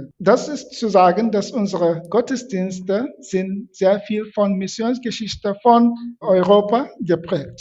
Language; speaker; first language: German; non-native, fluent; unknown